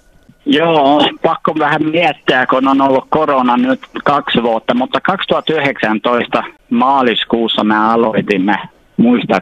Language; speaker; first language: Finnish; non-native, local second language; Swedish